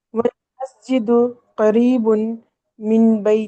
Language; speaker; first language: Arabic; non-native, learner; Urdu